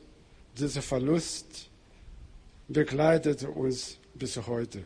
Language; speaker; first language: German; non-native, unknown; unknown